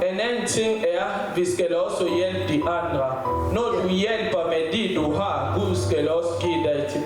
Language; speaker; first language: Danish; non-native, fluent; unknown